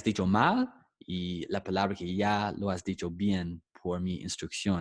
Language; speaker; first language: Spanish; non-native, fluent; English